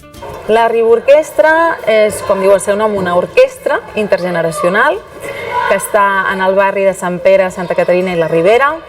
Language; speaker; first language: Catalan; native; Catalan